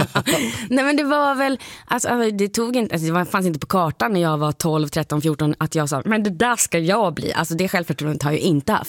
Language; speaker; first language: Swedish; native; Swedish